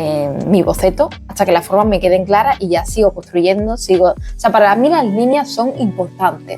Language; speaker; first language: Spanish; native; Spanish